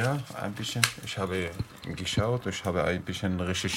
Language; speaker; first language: German; non-native, learner; Arabic